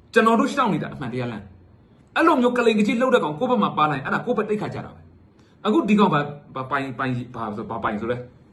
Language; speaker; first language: Burmese; native; Burmese